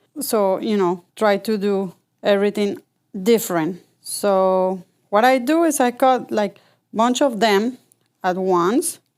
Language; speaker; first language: English; non-native, fluent; Spanish